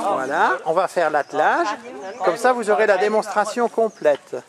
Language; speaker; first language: French; native; French